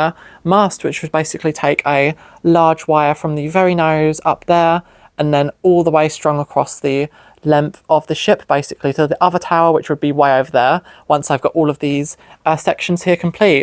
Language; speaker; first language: English; native; English